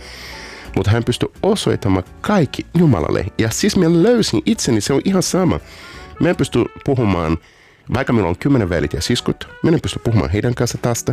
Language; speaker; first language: Finnish; non-native, learner; Portuguese